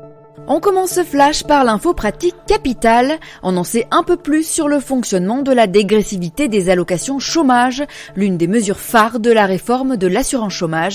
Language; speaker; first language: French; native; French